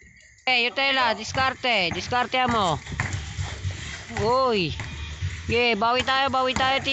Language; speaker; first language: Filipino; native; Filipino